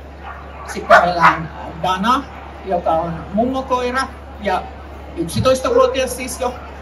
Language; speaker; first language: Finnish; native; Finnish